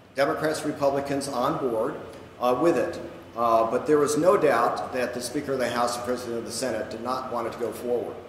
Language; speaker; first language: English; native; English